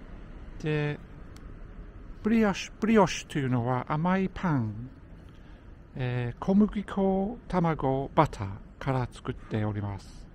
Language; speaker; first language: Japanese; non-native, fluent; English